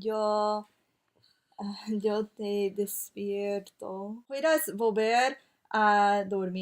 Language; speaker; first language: Spanish; non-native, learner; English